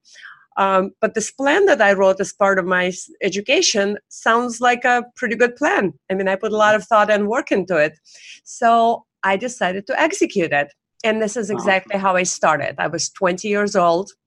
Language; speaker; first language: English; non-native, fluent; Russian